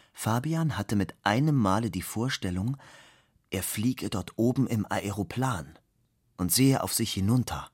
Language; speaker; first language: German; native; German